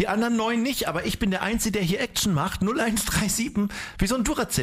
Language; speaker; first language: German; native; German